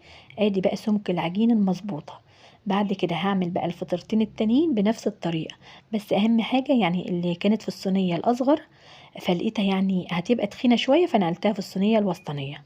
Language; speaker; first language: Arabic; native; Arabic